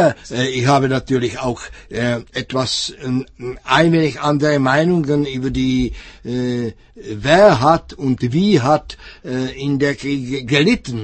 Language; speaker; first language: German; non-native, fluent; Czech